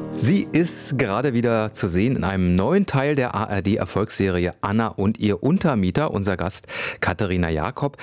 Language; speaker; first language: German; native; German